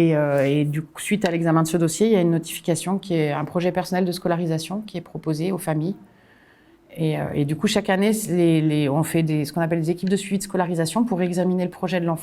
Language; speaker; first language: French; native; French